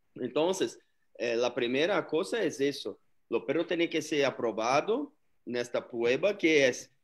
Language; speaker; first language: Spanish; non-native, learner; Portuguese